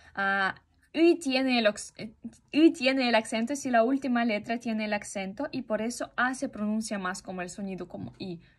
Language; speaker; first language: Spanish; non-native, fluent; Russian